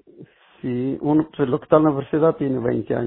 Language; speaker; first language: Spanish; native; Spanish